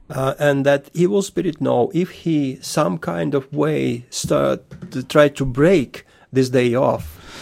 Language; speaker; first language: English; non-native, fluent; Latvian